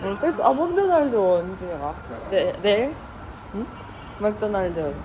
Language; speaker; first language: Korean; non-native, learner; Russian